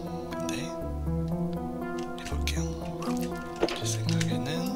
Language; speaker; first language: Korean; non-native, learner; English